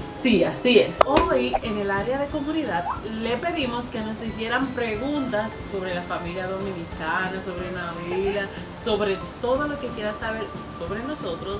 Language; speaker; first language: Spanish; native; Spanish